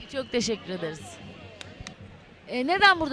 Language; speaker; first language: Turkish; native; Turkish